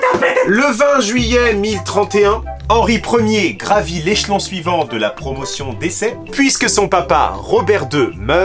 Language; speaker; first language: French; native; French